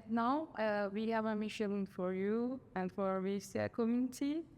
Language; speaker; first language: English; non-native, learner; Turkish